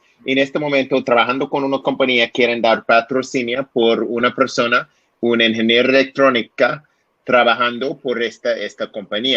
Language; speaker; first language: Spanish; non-native, learner; English